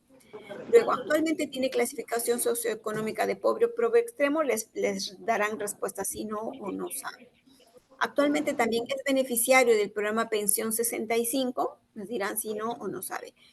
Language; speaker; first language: Spanish; native; Spanish